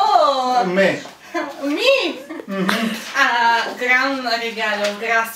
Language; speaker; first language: Spanish; non-native, learner; Bulgarian